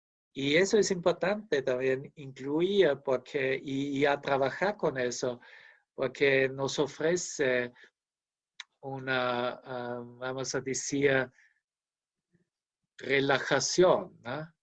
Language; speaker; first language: Spanish; non-native, fluent; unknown